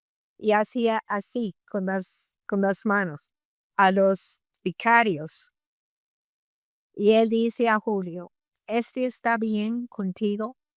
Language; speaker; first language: Spanish; non-native, fluent; English